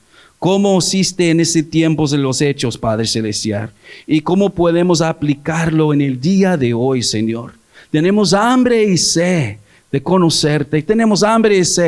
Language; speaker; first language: Spanish; early bilingual, heritage; English